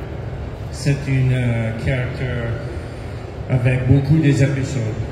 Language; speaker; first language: French; non-native, learner; English